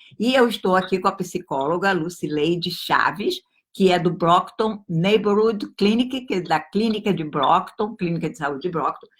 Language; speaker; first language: Portuguese; native; Portuguese